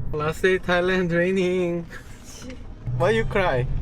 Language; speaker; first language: English; non-native, learner; Korean